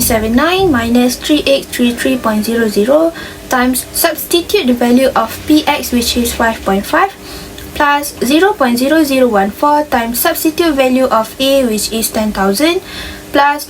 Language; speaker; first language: English; non-native, local second language; Malay